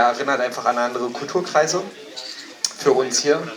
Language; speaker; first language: German; native; German